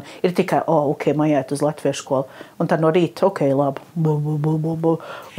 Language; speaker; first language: Latvian; early bilingual, heritage; Latvian